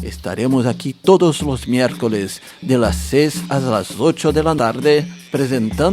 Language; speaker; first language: Spanish; non-native, fluent; Portuguese